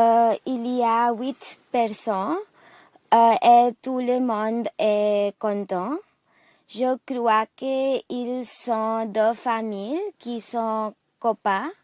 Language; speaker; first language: French; non-native, learner; English